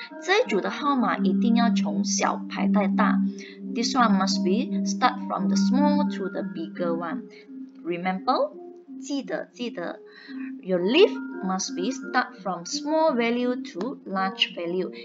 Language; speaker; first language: English; non-native, local second language; Chinese